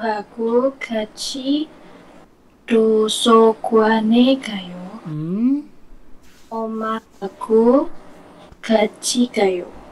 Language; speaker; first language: Korean; non-native, learner; Indonesian